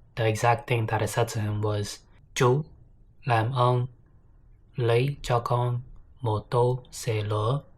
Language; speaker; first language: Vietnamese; non-native, learner; English